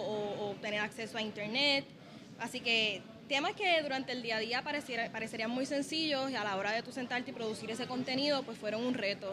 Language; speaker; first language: Spanish; native; Spanish